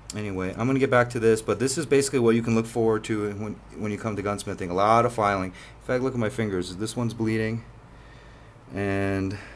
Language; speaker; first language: English; native; English